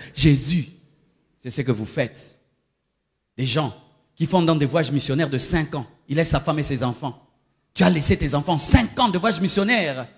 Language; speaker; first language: French; non-native, local second language; Lingala